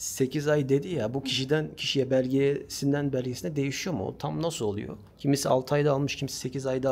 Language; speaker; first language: Turkish; native; Turkish